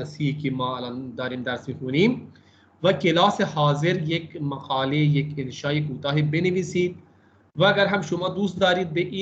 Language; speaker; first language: Persian; non-native, fluent; Urdu